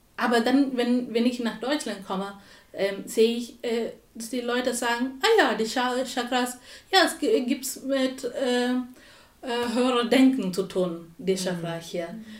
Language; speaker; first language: German; non-native, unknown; Tamil